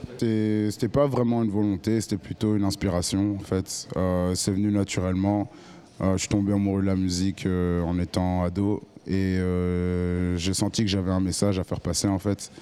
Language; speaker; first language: French; native; French